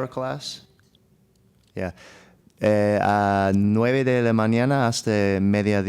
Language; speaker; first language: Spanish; non-native, learner; English